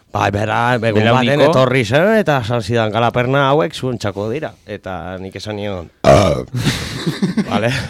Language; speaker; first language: Basque; non-native, local second language; Spanish